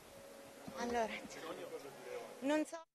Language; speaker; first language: Italian; native; Italian